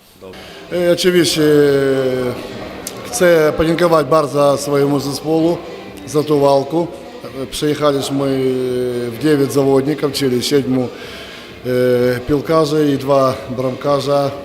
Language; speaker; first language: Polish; non-native, learner; Ukrainian